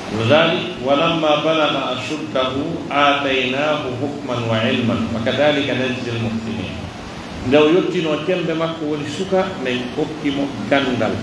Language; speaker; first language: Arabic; non-native, fluent; Fula